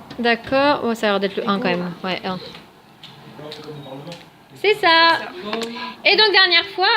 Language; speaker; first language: French; native; French